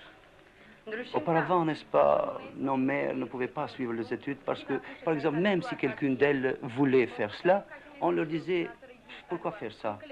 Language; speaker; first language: French; non-native, fluent; Albanian